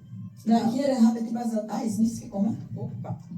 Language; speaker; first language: German; non-native, learner; Portuguese